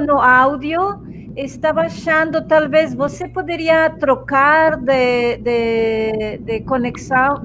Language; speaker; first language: Portuguese; non-native, fluent; Spanish